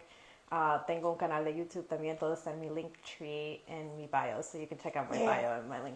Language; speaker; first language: Spanish; early bilingual, heritage; Spanish